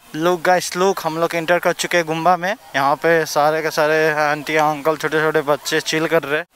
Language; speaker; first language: Hindi; non-native, local second language; Nepali